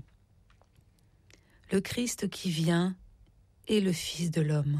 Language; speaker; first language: French; native; French